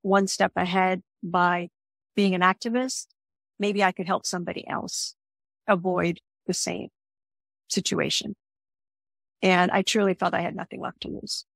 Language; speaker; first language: English; native; English